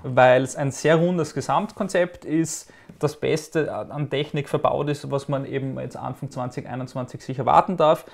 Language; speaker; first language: German; native; German